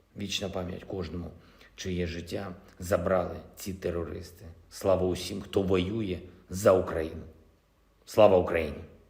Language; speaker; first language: Ukrainian; non-native, local second language; Russian